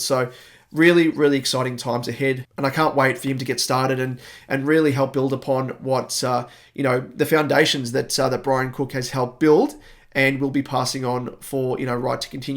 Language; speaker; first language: English; native; English